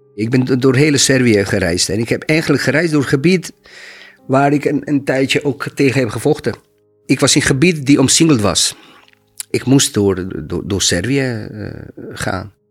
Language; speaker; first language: Dutch; non-native, fluent; Bosnian